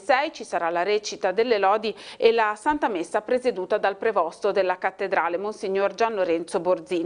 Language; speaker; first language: Italian; native; Italian